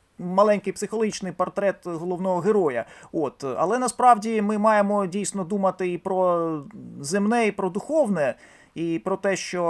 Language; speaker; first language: Ukrainian; native; Ukrainian